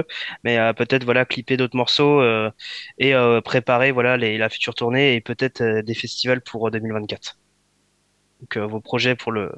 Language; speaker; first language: French; native; French